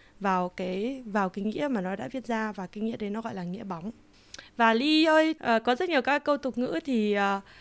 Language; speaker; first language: Vietnamese; early bilingual, heritage; Vietnamese